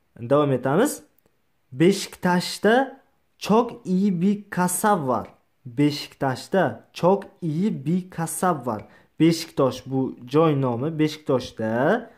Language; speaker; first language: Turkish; non-native, learner; Uzbek